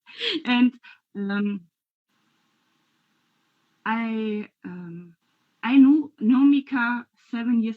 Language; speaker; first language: English; non-native, learner; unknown